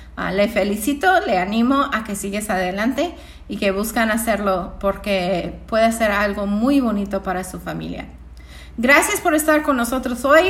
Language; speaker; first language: Spanish; non-native, fluent; English